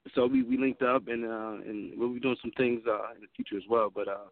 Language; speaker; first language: English; native; English